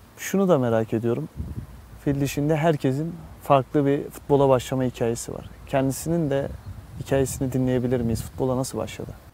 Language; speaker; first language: Turkish; native; Turkish